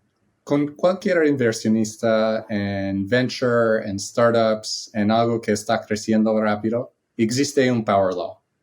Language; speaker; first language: Spanish; non-native, fluent; English